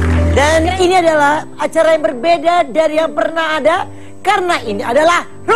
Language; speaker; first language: Indonesian; native; Indonesian